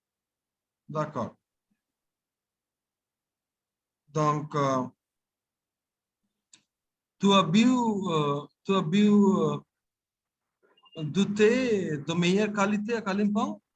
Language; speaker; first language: French; non-native, fluent; Bangla